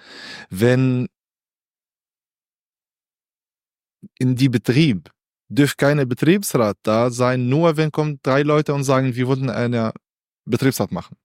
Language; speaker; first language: German; non-native, learner; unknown